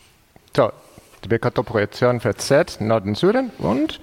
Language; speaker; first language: German; non-native, fluent; Spanish